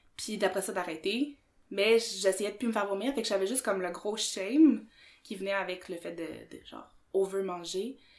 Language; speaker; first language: French; native; French